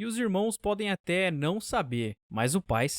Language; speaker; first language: Portuguese; native; Portuguese